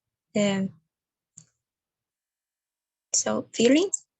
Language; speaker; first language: English; non-native, learner; Spanish